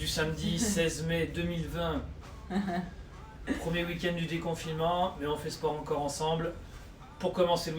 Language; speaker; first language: French; native; French